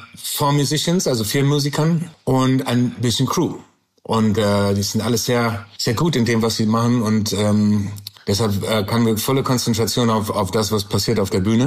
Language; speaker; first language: German; non-native, learner; English